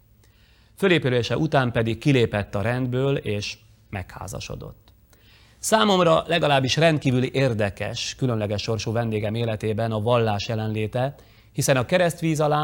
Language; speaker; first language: Hungarian; native; Hungarian